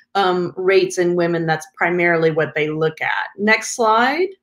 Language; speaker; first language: English; native; English